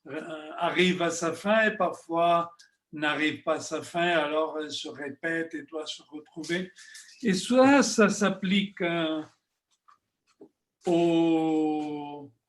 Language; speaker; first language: French; non-native, fluent; Spanish